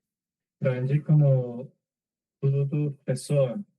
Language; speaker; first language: Portuguese; non-native, learner; Spanish